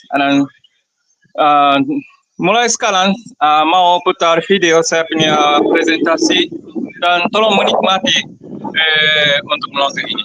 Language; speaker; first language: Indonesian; non-native, learner; Japanese